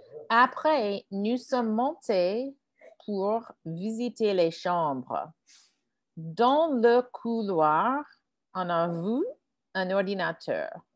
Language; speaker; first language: French; non-native, fluent; English